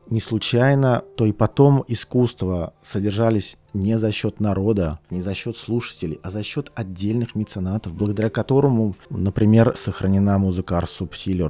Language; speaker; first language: Russian; native; Russian